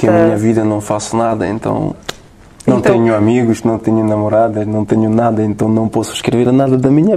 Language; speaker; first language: Portuguese; non-native, learner; French